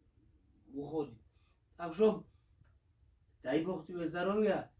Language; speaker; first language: Russian; non-native, fluent; Georgian